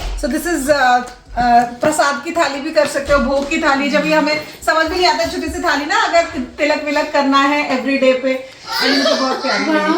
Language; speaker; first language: Hindi; native; Hindi